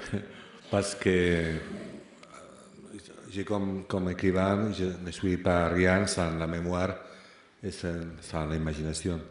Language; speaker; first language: French; non-native, fluent; Spanish